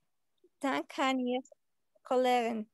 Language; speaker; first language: German; non-native, learner; Spanish